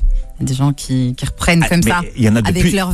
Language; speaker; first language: French; native; French